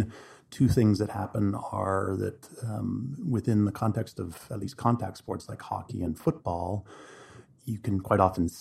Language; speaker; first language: English; native; English